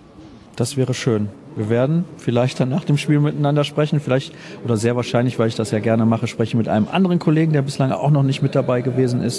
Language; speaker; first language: German; native; German